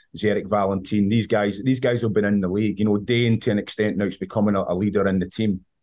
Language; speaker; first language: English; native; English